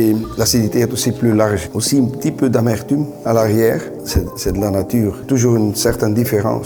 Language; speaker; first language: French; non-native, local second language; Dutch